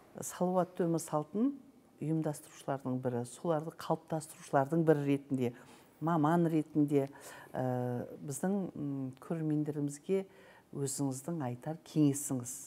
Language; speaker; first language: Kazakh; native; Kazakh